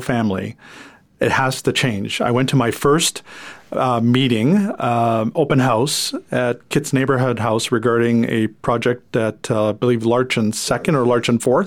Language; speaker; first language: English; non-native, fluent; French